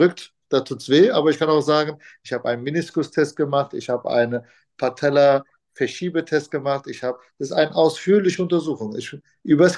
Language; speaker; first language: German; non-native, fluent; Turkish